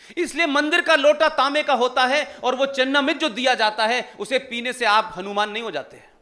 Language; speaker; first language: Hindi; native; Hindi